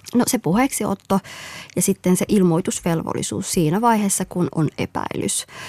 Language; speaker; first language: Finnish; early bilingual, other home language; Somali